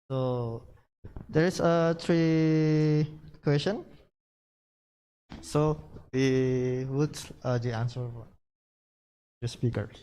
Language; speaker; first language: English; non-native, learner; Indonesian